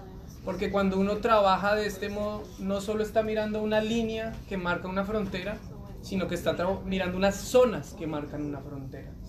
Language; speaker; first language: Spanish; native; Spanish